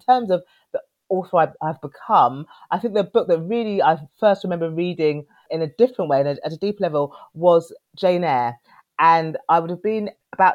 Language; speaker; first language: English; native; English